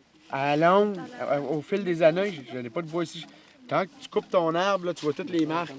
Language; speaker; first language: French; native; French